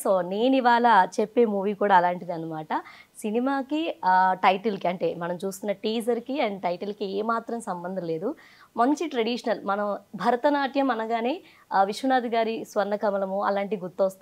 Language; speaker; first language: Telugu; native; Telugu